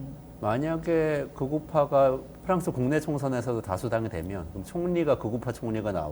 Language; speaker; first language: Korean; native; Korean